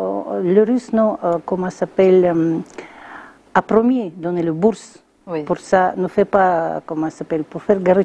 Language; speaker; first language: French; non-native, learner; Russian